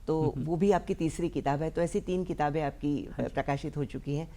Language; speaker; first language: Hindi; non-native, local second language; Marathi